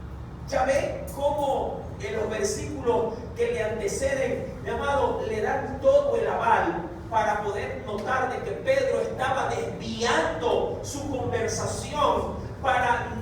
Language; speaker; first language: Spanish; native; Spanish